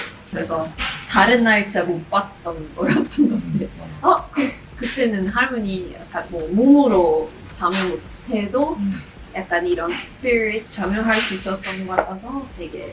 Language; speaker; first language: Korean; non-native, fluent; Swedish